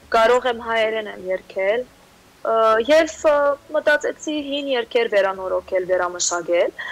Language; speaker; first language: Armenian; early bilingual, heritage; Armenian